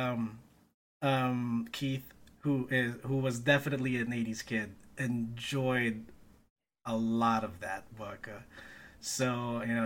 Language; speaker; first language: English; non-native, local second language; Filipino